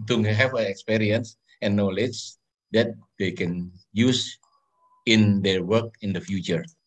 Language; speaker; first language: English; non-native, fluent; Indonesian